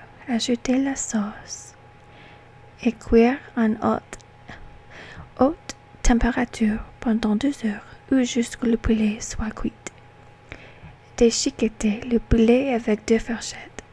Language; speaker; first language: French; non-native, learner; English